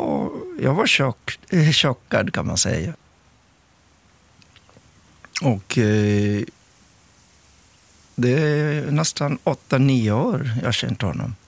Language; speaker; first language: Swedish; non-native, local second language; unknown